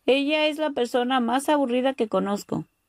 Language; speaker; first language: Spanish; native; Spanish